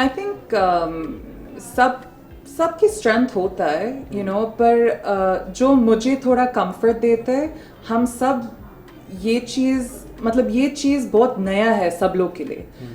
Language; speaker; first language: Hindi; non-native, local second language; English